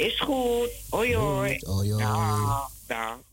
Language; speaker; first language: Dutch; non-native, fluent; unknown